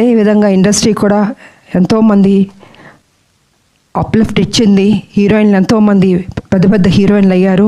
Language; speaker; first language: Telugu; native; Telugu